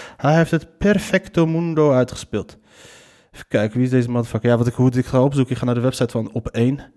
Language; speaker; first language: Dutch; early bilingual, other home language; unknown